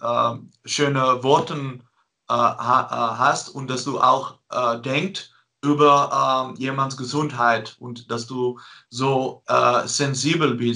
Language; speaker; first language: German; non-native, learner; Dutch